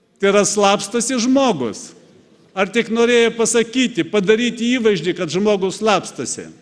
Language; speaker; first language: Lithuanian; non-native, fluent; Russian